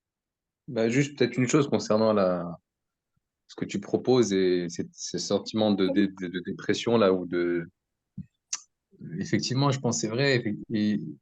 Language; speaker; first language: French; native; French